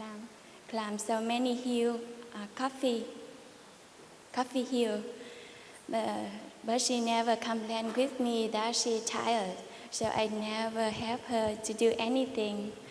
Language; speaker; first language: English; non-native, learner; Vietnamese